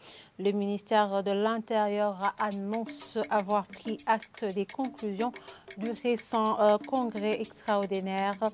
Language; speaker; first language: French; non-native, local second language; Rundi